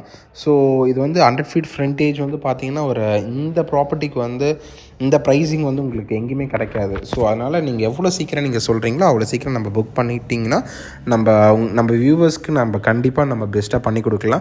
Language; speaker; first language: Tamil; native; Tamil